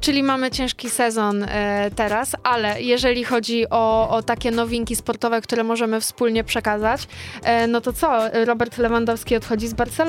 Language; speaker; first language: Polish; native; Polish